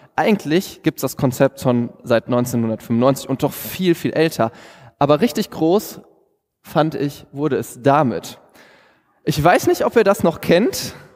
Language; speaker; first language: German; native; German